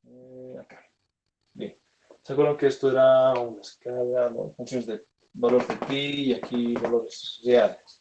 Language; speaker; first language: Spanish; native; Spanish